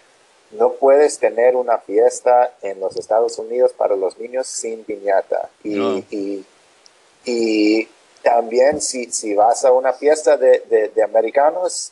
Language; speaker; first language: Spanish; non-native, learner; English